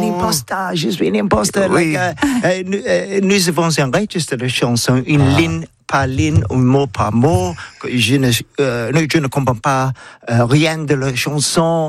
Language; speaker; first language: French; non-native, learner; English